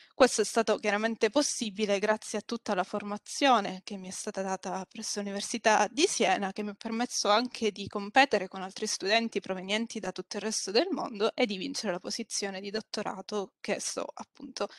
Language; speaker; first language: Italian; native; Italian